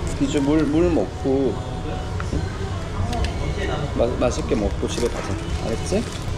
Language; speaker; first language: Korean; native; Korean